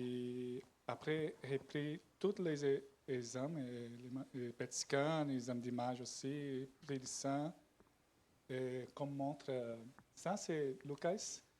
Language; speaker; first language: French; non-native, learner; Portuguese